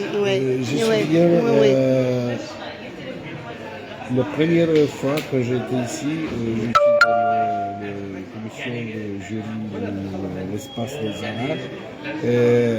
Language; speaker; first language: French; non-native, learner; Romanian